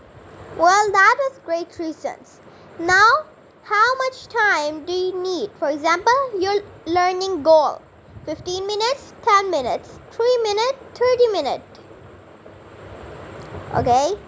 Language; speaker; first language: English; non-native, local second language; Urdu